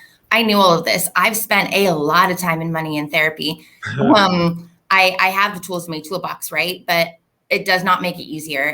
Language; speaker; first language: English; native; English